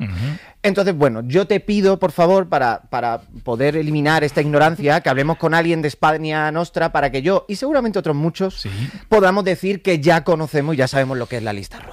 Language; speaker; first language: Spanish; native; Spanish